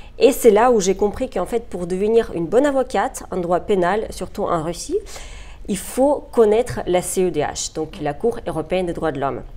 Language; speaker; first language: French; non-native, fluent; Russian